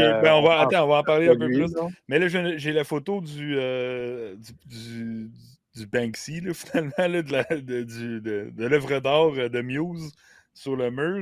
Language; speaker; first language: French; native; French